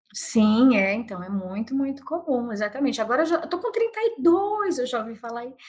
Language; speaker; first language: Portuguese; native; Portuguese